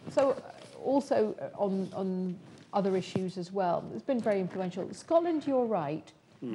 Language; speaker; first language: English; native; English